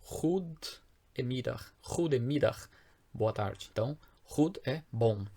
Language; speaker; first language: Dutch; non-native, fluent; Portuguese